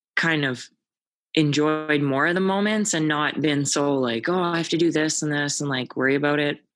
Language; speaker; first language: English; native; English